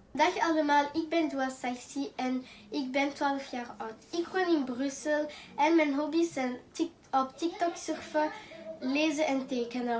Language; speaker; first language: Dutch; non-native, local second language; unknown